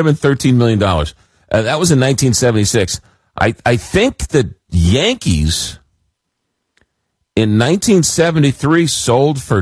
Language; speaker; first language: English; native; English